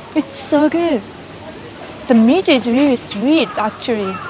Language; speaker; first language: English; non-native, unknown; Japanese